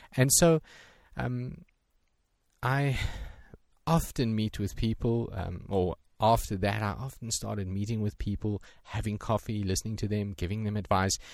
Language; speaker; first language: English; native; English